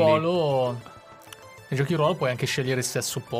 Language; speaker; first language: Italian; native; Italian